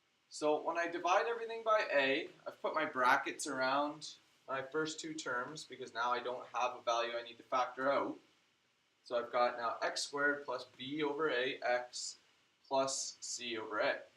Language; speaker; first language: English; native; English